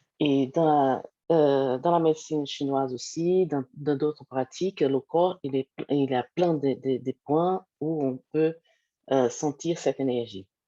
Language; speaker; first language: French; non-native, fluent; Portuguese